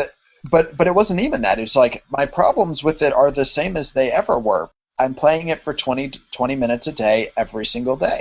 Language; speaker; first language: English; native; English